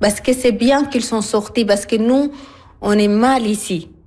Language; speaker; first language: French; non-native, learner; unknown